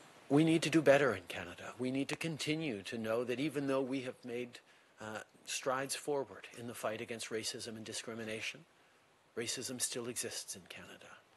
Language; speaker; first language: English; early bilingual, other home language; French